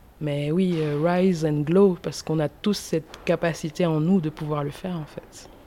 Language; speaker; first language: French; early bilingual, other home language; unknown